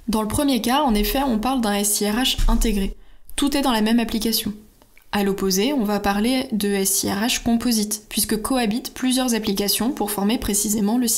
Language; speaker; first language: French; native; French